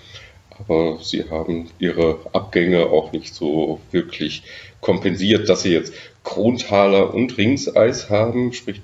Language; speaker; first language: German; native; German